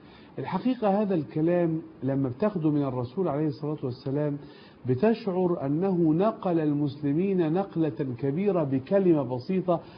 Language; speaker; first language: Arabic; native; Arabic